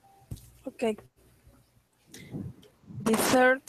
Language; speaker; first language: English; non-native, learner; Spanish